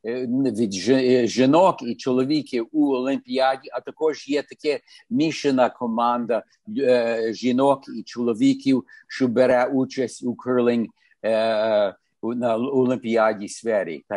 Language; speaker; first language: Ukrainian; early bilingual, heritage; Ukrainian